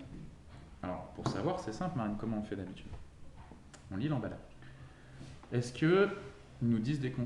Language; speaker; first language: French; native; French